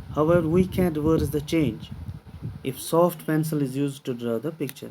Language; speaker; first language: English; non-native, local second language; Urdu